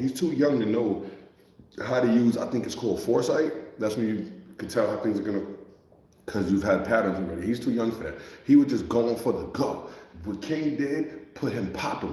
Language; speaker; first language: English; native; English